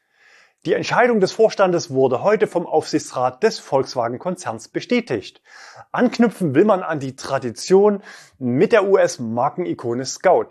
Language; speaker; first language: German; native; German